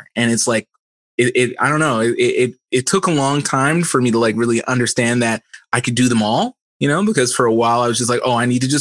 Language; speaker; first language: English; native; English